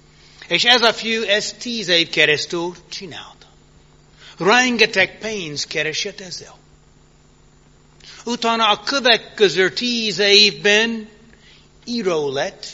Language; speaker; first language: Hungarian; early bilingual, heritage; English